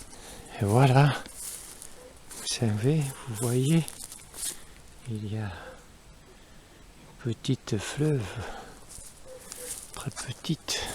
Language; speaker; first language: French; non-native, fluent; Spanish